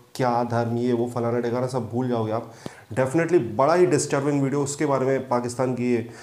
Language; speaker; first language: Hindi; native; Hindi